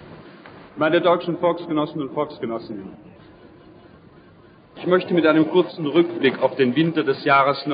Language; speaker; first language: German; native; German